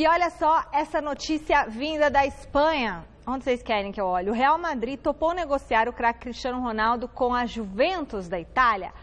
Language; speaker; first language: Portuguese; native; Portuguese